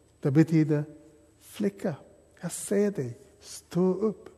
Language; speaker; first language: Swedish; non-native, fluent; English